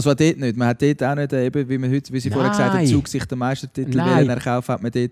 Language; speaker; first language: German; native; German